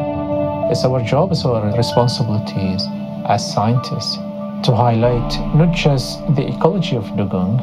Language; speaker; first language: English; non-native, fluent; Arabic